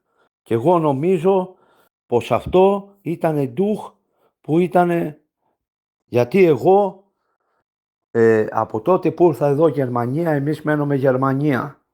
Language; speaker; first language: Greek; non-native, fluent; Bulgarian